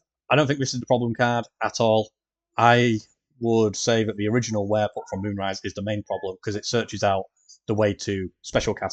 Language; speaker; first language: English; native; English